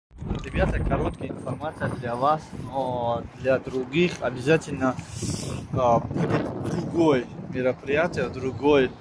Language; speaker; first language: Russian; non-native, learner; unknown